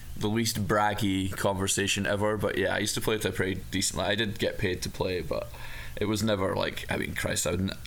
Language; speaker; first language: English; native; English